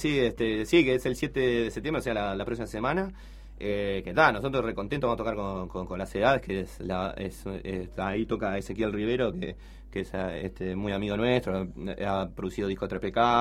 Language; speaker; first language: Spanish; native; Spanish